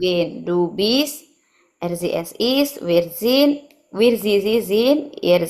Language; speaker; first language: German; non-native, fluent; Indonesian